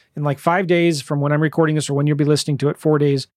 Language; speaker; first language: English; native; English